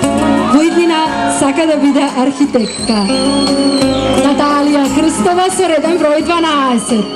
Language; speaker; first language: Macedonian; native; Macedonian